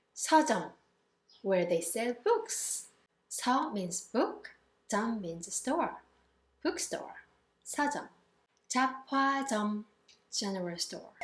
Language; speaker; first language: English; non-native, fluent; Korean